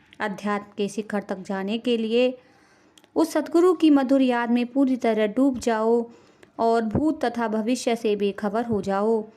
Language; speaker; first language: Hindi; native; Hindi